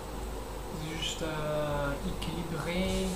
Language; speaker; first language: French; non-native, learner; English